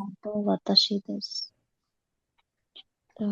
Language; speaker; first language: Japanese; non-native, learner; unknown